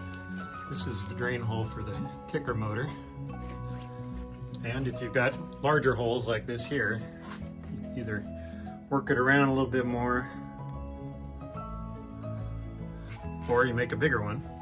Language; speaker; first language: English; native; English